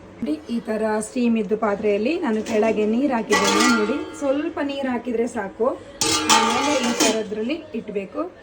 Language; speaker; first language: Kannada; non-native, local second language; Tulu